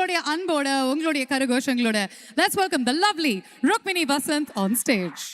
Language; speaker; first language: Tamil; native; Tamil